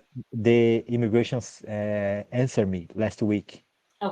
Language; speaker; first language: English; non-native, learner; Portuguese